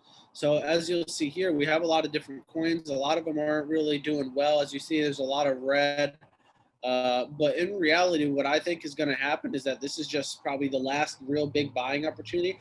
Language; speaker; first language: English; native; English